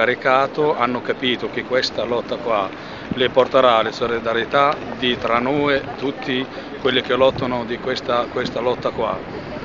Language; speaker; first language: Italian; non-native, learner; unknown